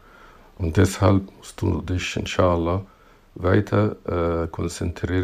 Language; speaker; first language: German; non-native, fluent; Arabic